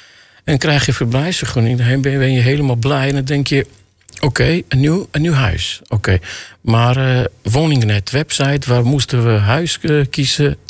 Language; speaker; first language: Dutch; non-native, fluent; Armenian